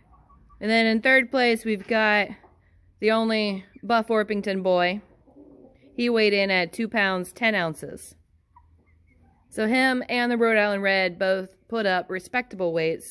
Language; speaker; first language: English; native; English